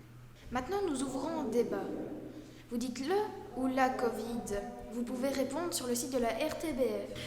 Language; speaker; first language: French; native; French